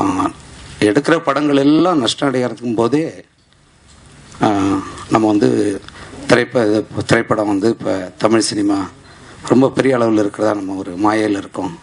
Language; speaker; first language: Tamil; native; Tamil